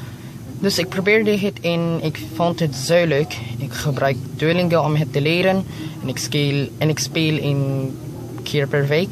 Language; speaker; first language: Dutch; non-native, learner; Filipino